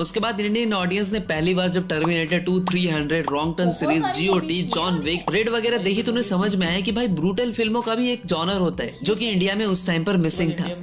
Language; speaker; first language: Hindi; native; Hindi